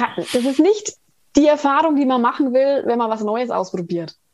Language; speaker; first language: German; native; German